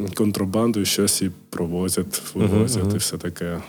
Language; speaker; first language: Ukrainian; non-native, local second language; Georgian